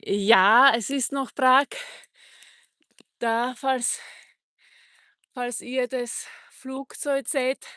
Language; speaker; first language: German; non-native, fluent; Czech